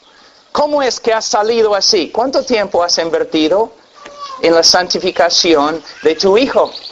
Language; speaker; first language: Spanish; non-native, fluent; English